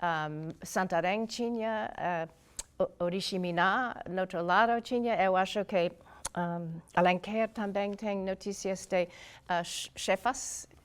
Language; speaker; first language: Portuguese; non-native, fluent; English